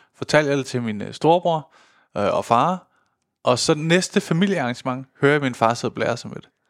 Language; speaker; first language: Danish; early bilingual, other home language; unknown